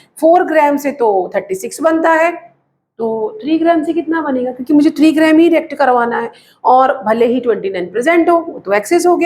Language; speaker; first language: Hindi; native; Hindi